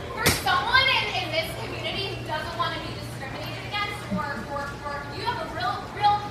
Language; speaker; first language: English; native; English